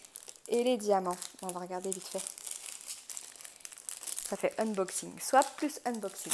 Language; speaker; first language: French; native; French